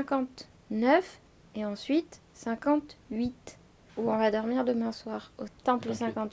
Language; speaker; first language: French; native; French